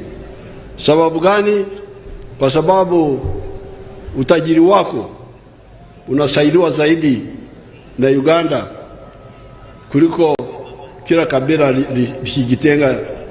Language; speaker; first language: Swahili; non-native, local second language; Nyankole